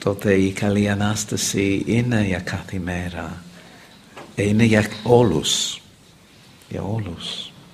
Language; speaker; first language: Greek; non-native, learner; English